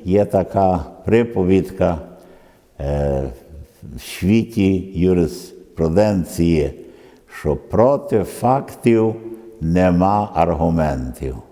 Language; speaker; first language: Ukrainian; early bilingual, other home language; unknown